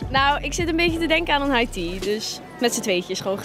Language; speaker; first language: Dutch; native; Dutch